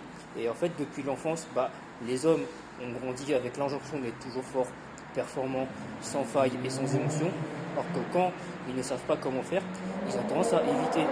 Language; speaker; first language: French; native; French